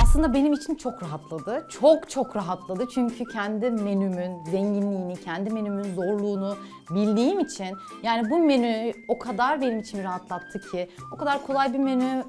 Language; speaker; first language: Turkish; native; Turkish